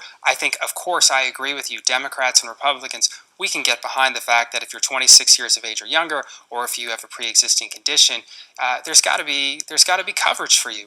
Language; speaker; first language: English; native; English